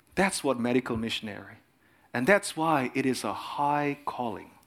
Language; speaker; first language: English; non-native, fluent; Indonesian